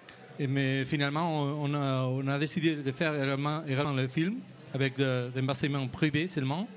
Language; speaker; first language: French; non-native, learner; Spanish